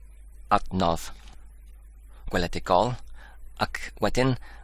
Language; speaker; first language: Welsh; non-native, learner; English